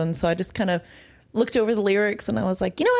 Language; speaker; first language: English; native; English